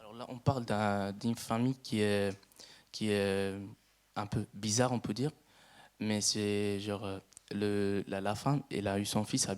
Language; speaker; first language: French; non-native, fluent; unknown